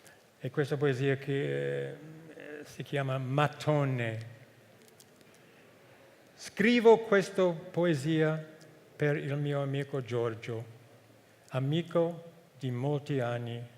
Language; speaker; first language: Italian; non-native, fluent; English